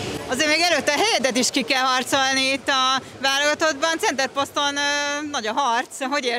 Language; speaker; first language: Hungarian; native; Hungarian